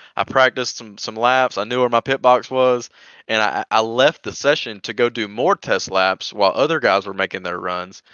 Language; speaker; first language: English; native; English